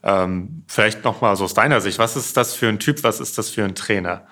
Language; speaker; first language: German; native; German